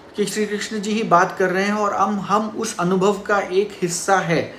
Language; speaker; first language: Hindi; non-native, local second language; Marathi